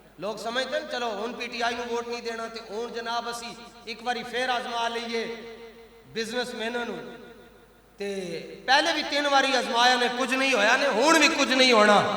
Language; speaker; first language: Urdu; non-native, local second language; Punjabi